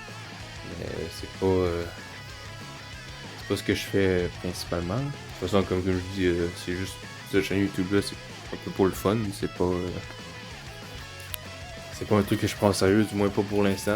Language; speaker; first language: French; native; French